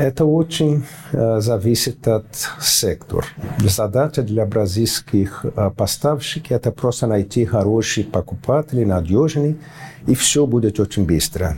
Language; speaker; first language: Russian; non-native, fluent; Portuguese